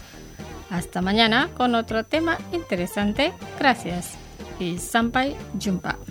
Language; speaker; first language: Spanish; non-native, fluent; Indonesian